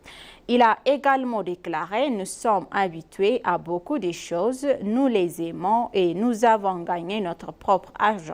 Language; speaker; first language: French; non-native, fluent; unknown